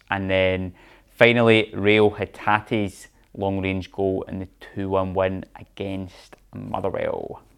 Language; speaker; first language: English; native; English